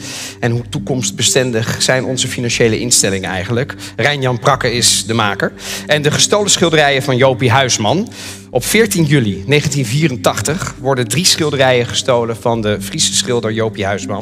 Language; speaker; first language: Dutch; native; Dutch